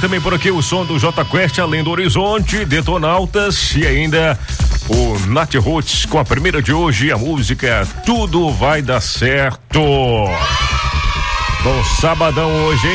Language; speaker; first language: Portuguese; native; Portuguese